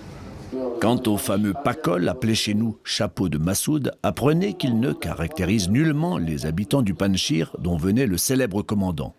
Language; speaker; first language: French; native; French